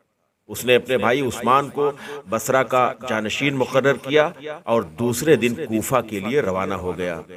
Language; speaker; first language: Urdu; native; Urdu